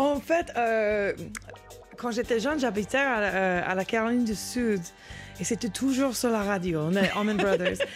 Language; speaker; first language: French; non-native, learner; English